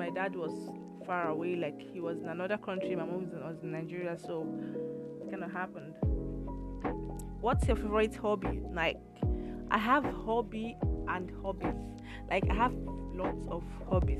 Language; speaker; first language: English; non-native, local second language; Igbo